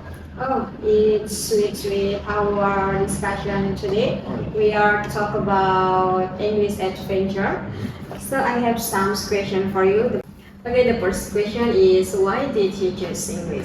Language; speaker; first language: English; non-native, learner; Indonesian